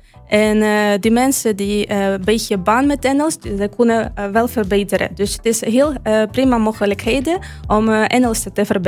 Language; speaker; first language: Dutch; non-native, fluent; Ukrainian